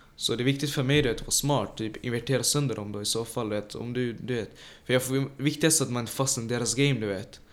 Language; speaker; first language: Swedish; early bilingual, other home language; Tajik